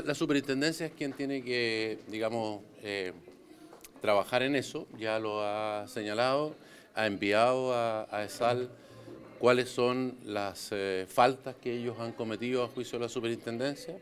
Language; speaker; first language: Spanish; native; Spanish